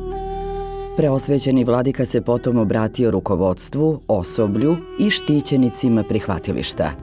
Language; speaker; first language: Serbian; native; Serbian